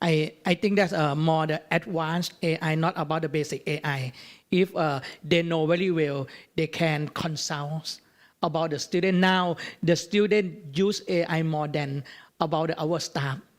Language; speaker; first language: English; non-native, learner; Thai